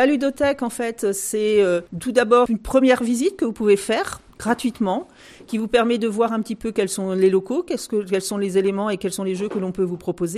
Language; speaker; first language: French; native; French